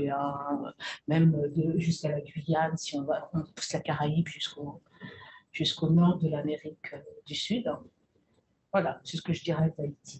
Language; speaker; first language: French; native; French